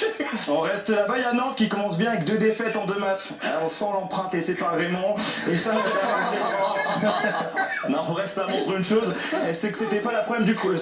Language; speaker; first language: French; native; French